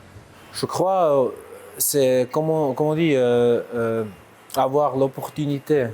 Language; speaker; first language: French; non-native, local second language; German